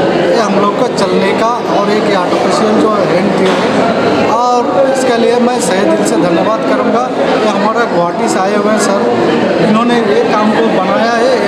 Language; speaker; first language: Hindi; non-native, local second language; Bangla